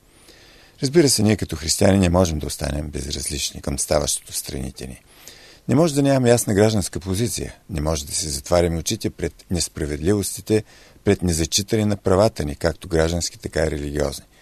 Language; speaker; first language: Bulgarian; native; Bulgarian